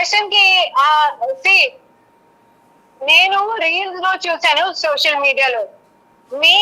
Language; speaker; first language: Telugu; non-native, local second language; Hindi